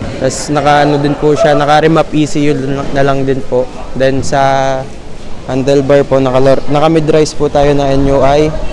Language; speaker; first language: Filipino; native; Filipino